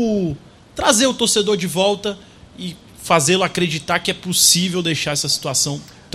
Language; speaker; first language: Portuguese; native; Portuguese